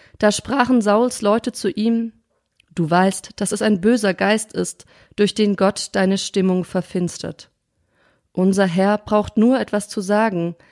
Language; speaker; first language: German; native; German